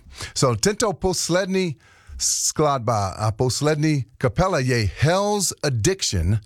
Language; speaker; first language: Czech; non-native, learner; English